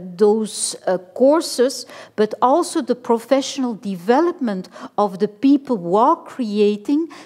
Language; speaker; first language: English; non-native, fluent; Dutch